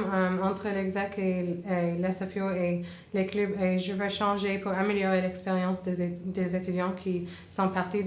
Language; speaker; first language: French; non-native, local second language; English